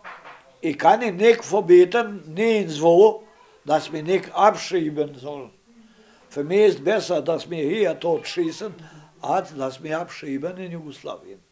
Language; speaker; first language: German; non-native, learner; Romany